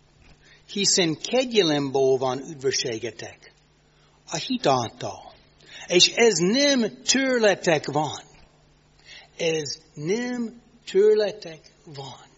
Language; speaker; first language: Hungarian; non-native, fluent; English